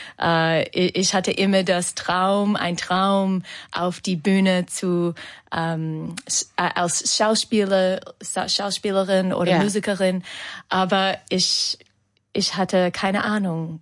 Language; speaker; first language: German; non-native, fluent; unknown